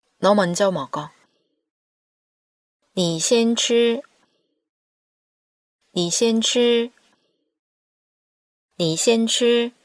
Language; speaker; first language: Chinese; non-native, fluent; Korean